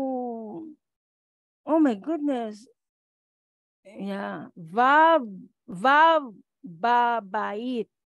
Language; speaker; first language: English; non-native, local second language; Filipino